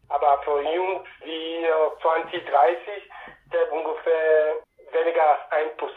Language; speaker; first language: German; non-native, learner; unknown